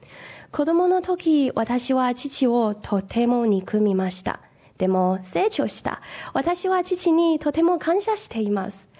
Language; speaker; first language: Japanese; non-native, learner; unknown